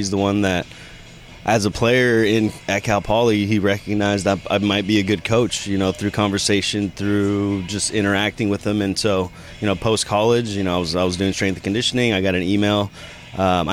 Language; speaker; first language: English; early bilingual, other home language; Spanish